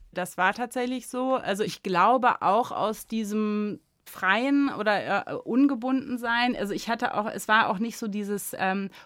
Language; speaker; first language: German; native; German